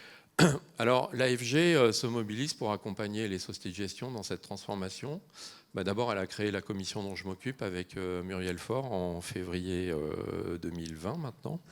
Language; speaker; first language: French; native; French